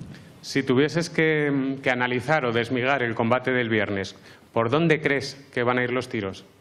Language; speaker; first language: Spanish; native; Spanish